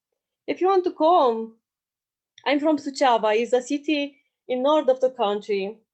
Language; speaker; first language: English; non-native, learner; Romanian